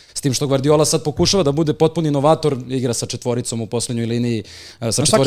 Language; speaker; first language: Serbian; native; Serbian